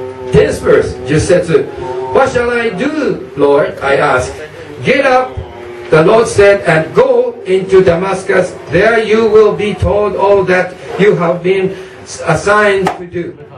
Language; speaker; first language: English; non-native, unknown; Japanese